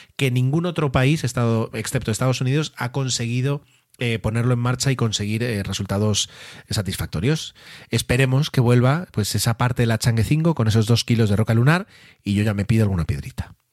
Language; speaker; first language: Spanish; native; Spanish